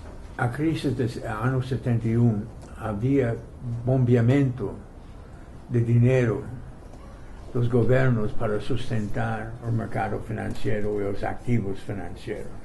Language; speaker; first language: Portuguese; non-native, fluent; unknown